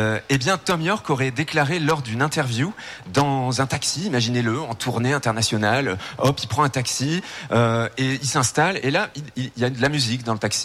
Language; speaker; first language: French; native; French